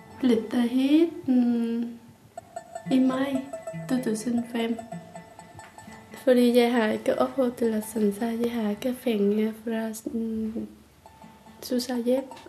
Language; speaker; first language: Norwegian; non-native, learner; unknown